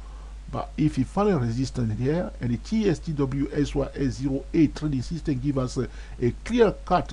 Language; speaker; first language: English; non-native, fluent; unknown